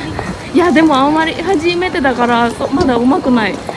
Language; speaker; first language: Japanese; non-native, fluent; Indonesian